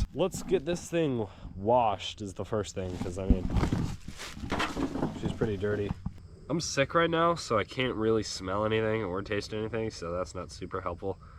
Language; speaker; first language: English; native; English